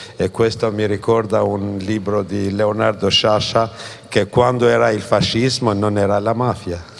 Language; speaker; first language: Italian; non-native, fluent; Albanian